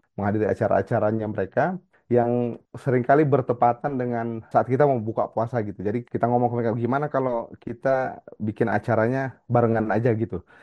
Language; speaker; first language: Indonesian; native; Indonesian